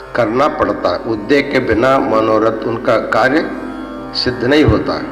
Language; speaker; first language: Hindi; non-native, local second language; Kannada